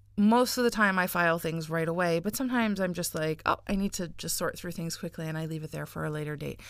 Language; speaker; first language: English; native; English